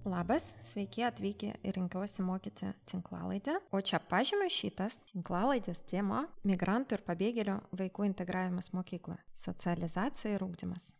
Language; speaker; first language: Lithuanian; non-native, local second language; Russian